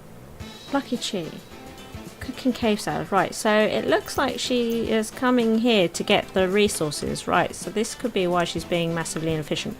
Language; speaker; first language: English; native; English